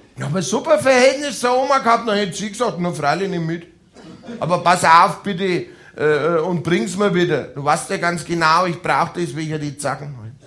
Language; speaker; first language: German; native; German